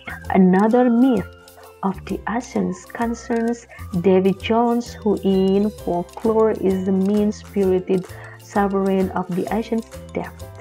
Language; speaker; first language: English; non-native, fluent; Indonesian